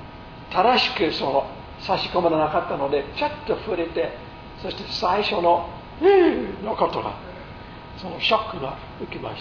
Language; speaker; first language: Japanese; non-native, fluent; English